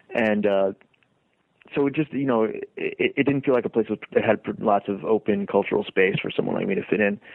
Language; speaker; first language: English; native; English